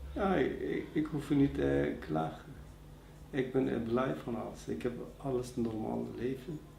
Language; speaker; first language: Dutch; non-native, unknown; Persian